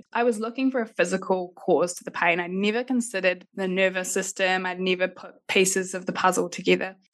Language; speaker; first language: English; native; English